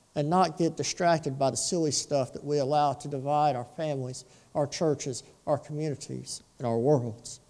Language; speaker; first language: English; native; English